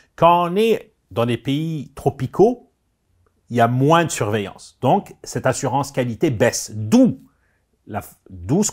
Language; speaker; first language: French; non-native, local second language; Arabic